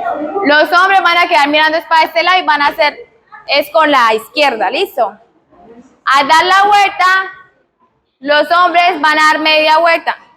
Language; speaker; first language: Spanish; native; Spanish